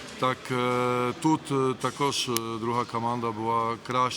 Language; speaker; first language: Ukrainian; non-native, learner; Polish